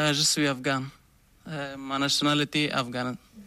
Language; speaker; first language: French; non-native, learner; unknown